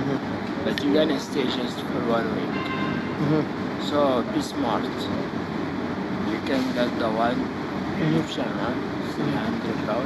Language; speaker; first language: English; non-native, learner; Arabic